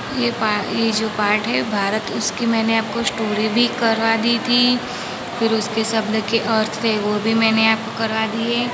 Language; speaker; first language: Hindi; non-native, local second language; Gujarati